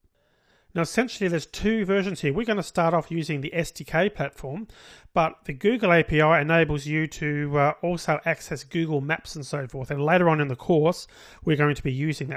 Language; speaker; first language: English; native; English